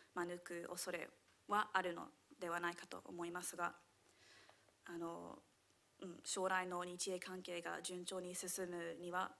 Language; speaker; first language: Japanese; non-native, fluent; English